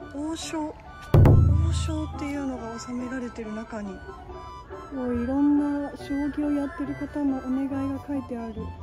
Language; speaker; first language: Japanese; early bilingual, other home language; Chinese